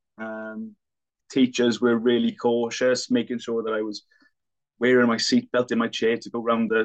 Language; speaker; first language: English; native; English